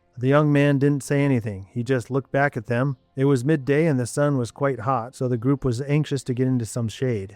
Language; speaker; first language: English; native; English